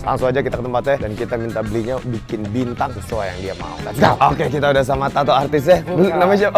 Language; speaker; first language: Indonesian; native; Indonesian